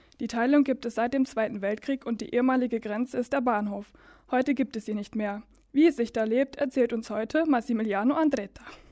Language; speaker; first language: German; native; German